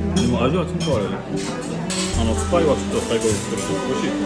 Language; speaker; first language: Japanese; non-native, fluent; French